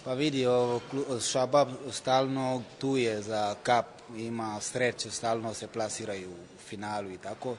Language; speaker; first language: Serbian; non-native, fluent; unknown